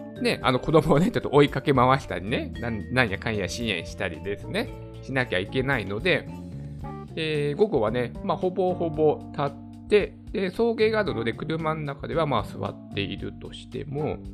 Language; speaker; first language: Japanese; native; Japanese